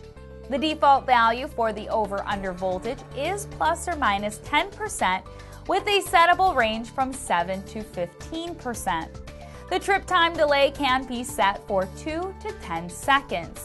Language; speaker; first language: English; native; English